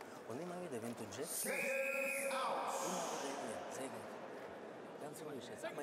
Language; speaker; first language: German; non-native, learner; Russian